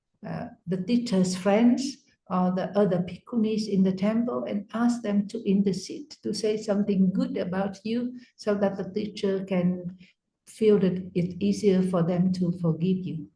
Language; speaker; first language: English; non-native, fluent; Vietnamese